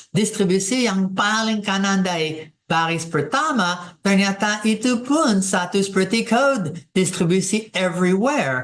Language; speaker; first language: Indonesian; non-native, fluent; English